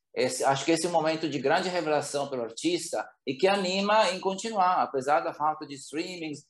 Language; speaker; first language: Portuguese; non-native, fluent; Italian